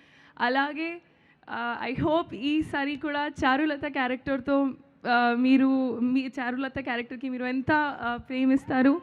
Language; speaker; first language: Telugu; non-native, learner; Hindi